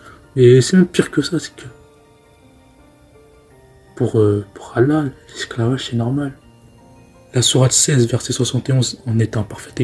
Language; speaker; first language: French; native; French